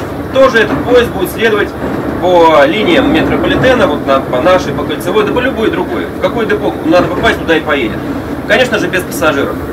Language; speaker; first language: Russian; native; Russian